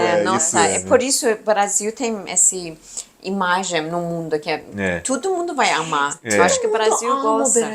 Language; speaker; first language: Portuguese; non-native, fluent; Persian